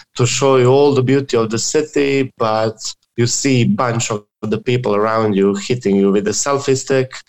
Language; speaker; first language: English; non-native, fluent; Croatian